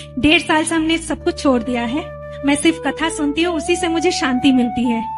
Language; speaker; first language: Hindi; non-native, local second language; Bangla